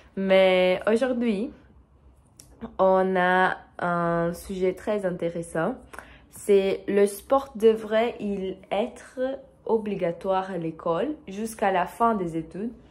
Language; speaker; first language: French; non-native, fluent; Portuguese